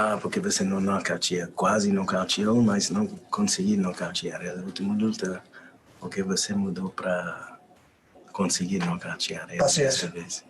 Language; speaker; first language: Portuguese; non-native, learner; English